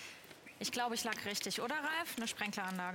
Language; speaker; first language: German; native; German